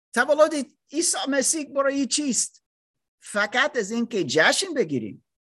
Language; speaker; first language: Persian; non-native, fluent; English